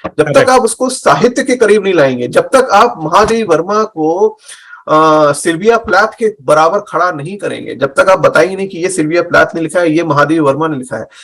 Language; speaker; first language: Hindi; native; Hindi